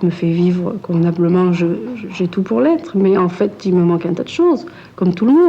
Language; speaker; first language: French; native; French